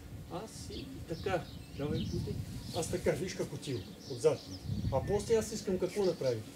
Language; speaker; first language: Bulgarian; non-native, learner; Russian